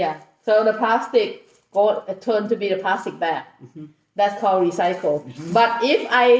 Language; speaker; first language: English; non-native, learner; Thai